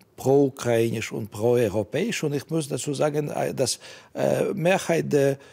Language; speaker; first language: German; non-native, fluent; Russian